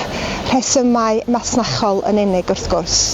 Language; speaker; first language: Welsh; native; Welsh